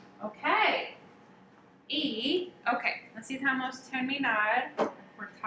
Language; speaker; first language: Spanish; non-native, learner; English